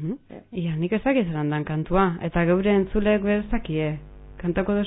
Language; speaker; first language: Basque; native; Basque